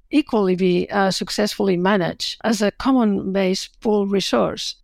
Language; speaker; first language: English; non-native, fluent; Catalan